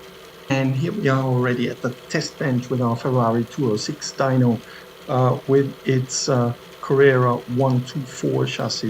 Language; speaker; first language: English; non-native, fluent; German